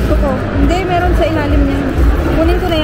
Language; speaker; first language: Filipino; native; Filipino